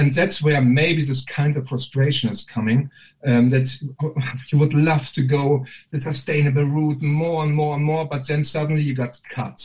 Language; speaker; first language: English; non-native, fluent; German